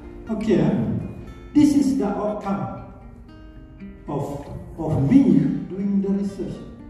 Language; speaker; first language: English; non-native, local second language; Malay